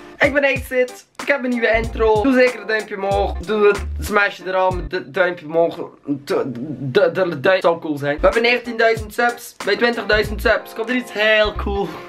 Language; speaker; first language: Dutch; native; Dutch